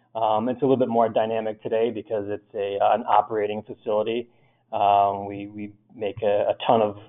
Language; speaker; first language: English; native; English